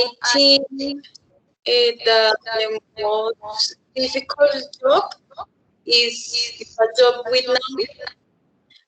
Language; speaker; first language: English; non-native, learner; Spanish